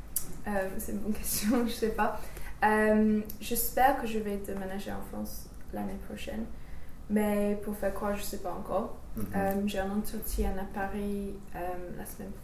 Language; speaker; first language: French; non-native, learner; English